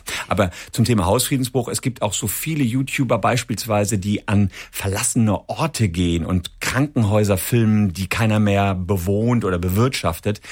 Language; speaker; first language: German; native; German